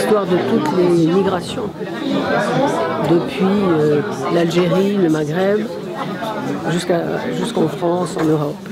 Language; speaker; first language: French; native; French